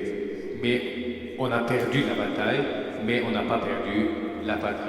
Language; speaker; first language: French; non-native, fluent; Armenian